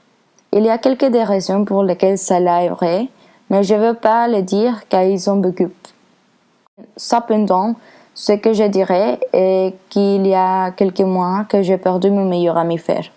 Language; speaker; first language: French; non-native, learner; Spanish